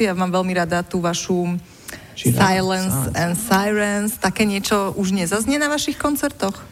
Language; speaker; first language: Slovak; native; Slovak